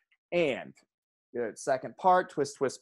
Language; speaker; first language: English; native; English